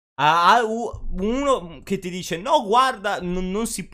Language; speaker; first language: Italian; native; Italian